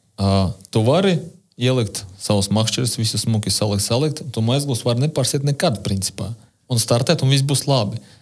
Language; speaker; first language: Latvian; non-native, local second language; Russian